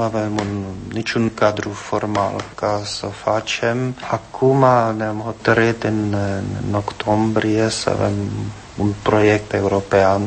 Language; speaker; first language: Romanian; non-native, fluent; Czech